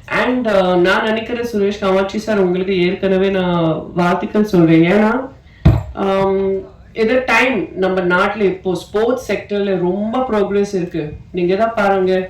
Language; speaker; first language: Tamil; non-native, fluent; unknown